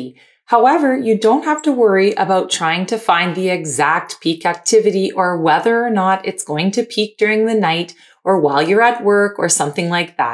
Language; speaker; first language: English; native; English